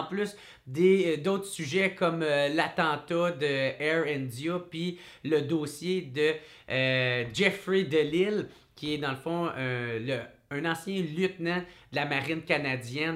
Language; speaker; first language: French; native; French